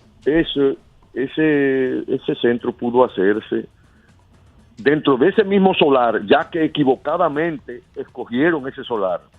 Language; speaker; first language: Spanish; native; Spanish